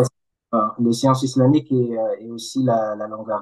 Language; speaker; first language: French; non-native, local second language; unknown